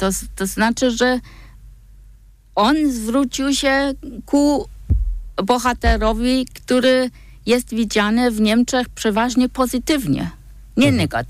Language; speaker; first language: Polish; non-native, fluent; German